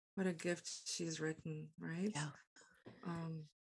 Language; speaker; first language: English; non-native, local second language; Afrikaans